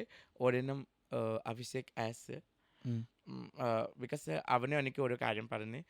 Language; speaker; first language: Malayalam; non-native, local second language; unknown